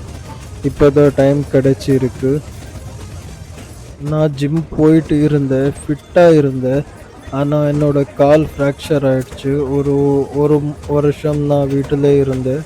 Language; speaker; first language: Tamil; non-native, learner; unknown